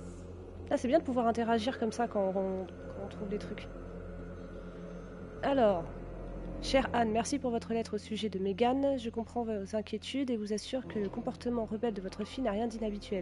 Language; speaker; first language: French; native; French